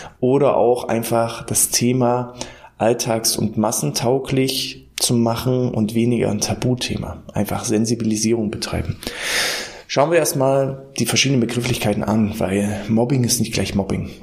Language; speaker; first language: German; native; German